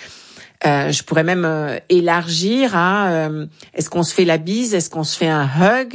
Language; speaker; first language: French; native; French